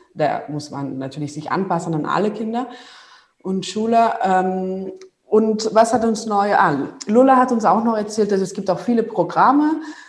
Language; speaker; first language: German; non-native, fluent; Spanish